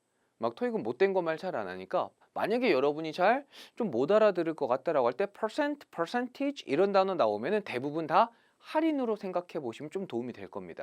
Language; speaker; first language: Korean; native; Korean